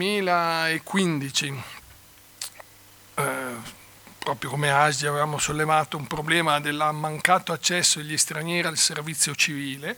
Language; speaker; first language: Italian; native; Italian